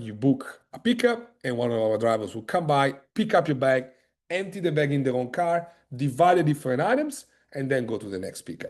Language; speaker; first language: English; non-native, fluent; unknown